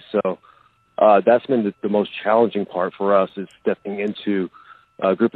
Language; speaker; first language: English; native; English